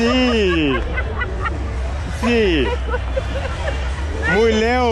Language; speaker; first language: Spanish; non-native, learner; French